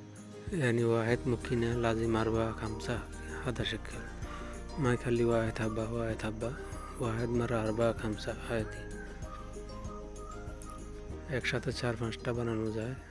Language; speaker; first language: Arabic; non-native, learner; Bangla